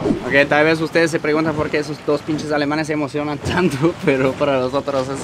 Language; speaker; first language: Spanish; non-native, fluent; German